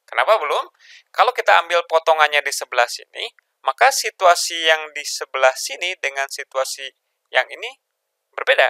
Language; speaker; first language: Indonesian; native; Indonesian